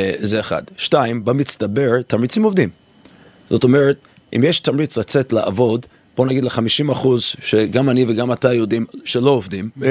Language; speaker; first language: Hebrew; non-native, fluent; English